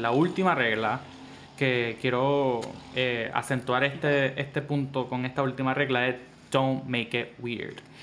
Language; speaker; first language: Spanish; native; Spanish